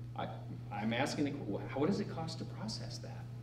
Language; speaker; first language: English; native; English